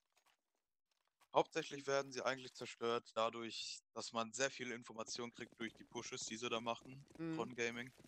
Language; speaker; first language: German; native; German